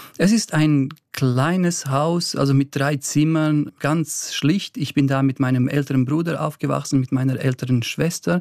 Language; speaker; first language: German; early bilingual, other home language; Bosnian